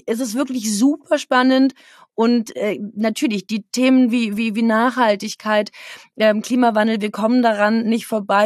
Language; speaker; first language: German; native; German